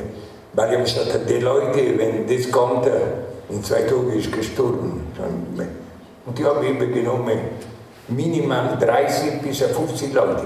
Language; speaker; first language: German; non-native, learner; Italian